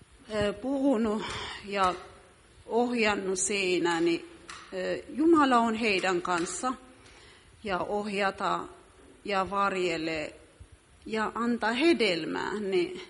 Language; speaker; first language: Finnish; non-native, fluent; Amharic